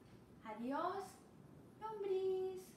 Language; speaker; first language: Spanish; non-native, fluent; English